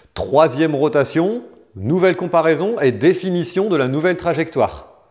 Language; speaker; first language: French; native; French